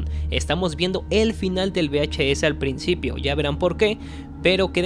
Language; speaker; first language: Spanish; native; Spanish